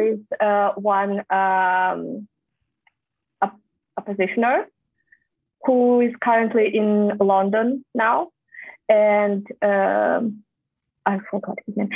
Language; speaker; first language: English; non-native, fluent; Kazakh